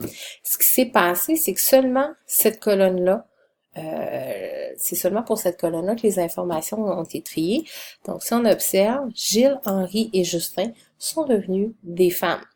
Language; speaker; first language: French; native; French